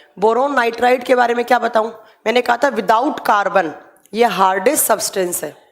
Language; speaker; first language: Hindi; native; Hindi